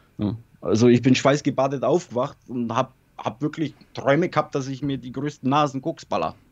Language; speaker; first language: German; early bilingual, other home language; Polish